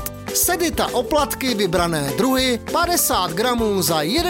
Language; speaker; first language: Czech; native; Czech